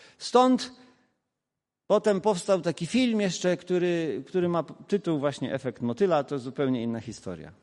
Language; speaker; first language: Polish; non-native, local second language; Kashubian